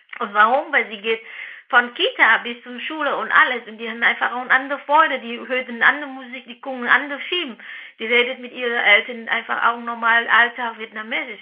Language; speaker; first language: German; non-native, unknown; Vietnamese